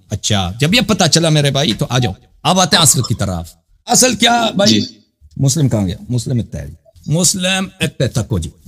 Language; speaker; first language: Urdu; non-native, local second language; Punjabi